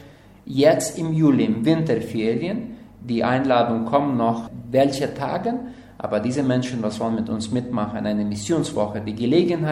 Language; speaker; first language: German; non-native, learner; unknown